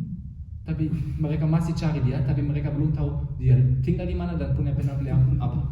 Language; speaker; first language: Indonesian; non-native, fluent; German